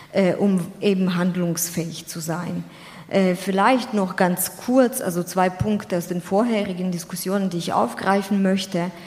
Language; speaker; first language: German; non-native, fluent; Ukrainian